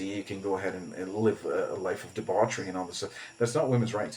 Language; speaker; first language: English; native; English